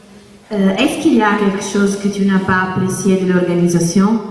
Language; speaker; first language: French; non-native, learner; Italian